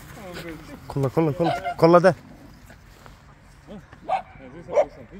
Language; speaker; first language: Swedish; non-native, learner; Turkish